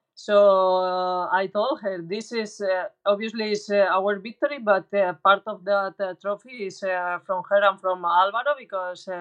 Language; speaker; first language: English; non-native, learner; Spanish